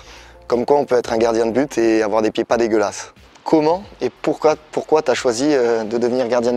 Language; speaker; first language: French; native; French